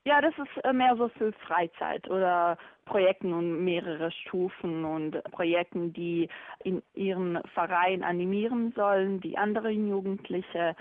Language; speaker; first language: German; non-native, learner; Bosnian